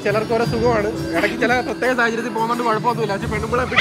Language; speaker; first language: Malayalam; native; Malayalam